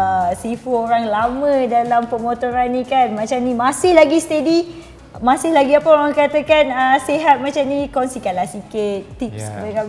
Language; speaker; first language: Malay; native; Malay